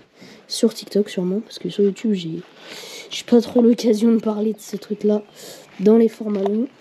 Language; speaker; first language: French; native; French